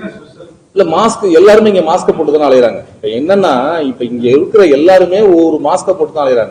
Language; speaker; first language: Tamil; native; Tamil